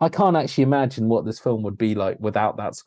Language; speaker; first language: English; native; English